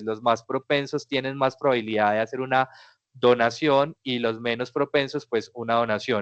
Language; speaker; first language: Spanish; native; Spanish